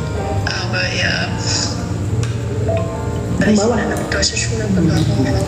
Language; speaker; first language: German; non-native, fluent; Indonesian